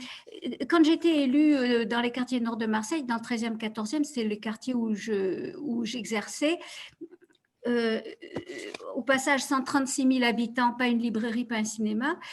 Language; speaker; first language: French; native; French